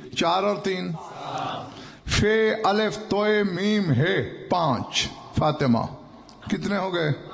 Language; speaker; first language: Urdu; non-native, local second language; Saraiki